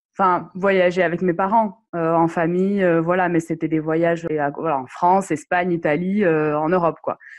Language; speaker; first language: French; non-native, local second language; Arabic